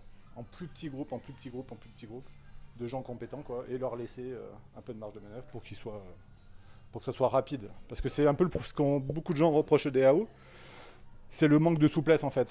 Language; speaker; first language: French; native; French